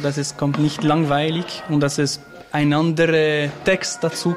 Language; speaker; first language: German; non-native, local second language; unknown